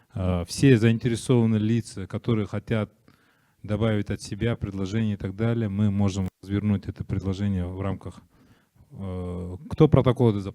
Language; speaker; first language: Russian; native; Russian